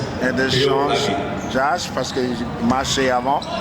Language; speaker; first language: French; non-native, learner; English